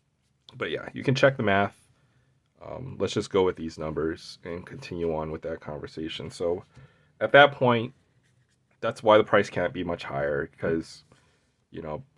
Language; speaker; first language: English; native; English